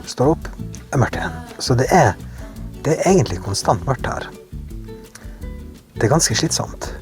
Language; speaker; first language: Norwegian; native; Norwegian